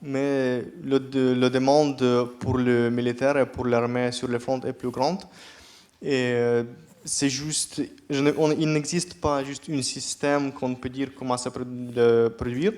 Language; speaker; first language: French; non-native, fluent; Ukrainian